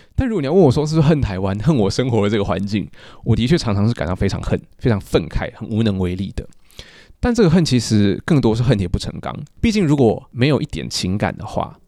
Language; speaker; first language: Chinese; native; Chinese